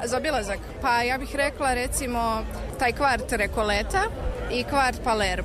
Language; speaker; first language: Serbian; native; Serbian